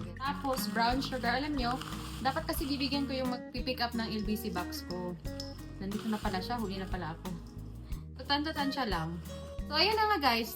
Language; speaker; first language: Filipino; non-native, local second language; Hiligaynon